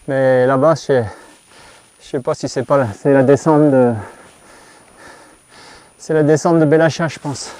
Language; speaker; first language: French; native; French